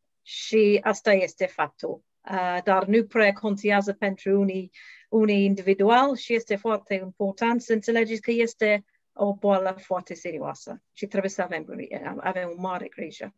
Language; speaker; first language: Romanian; non-native, learner; English